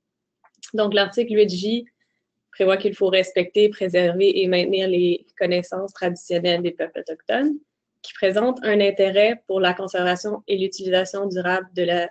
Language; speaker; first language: French; native; French